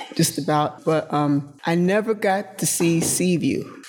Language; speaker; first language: English; native; English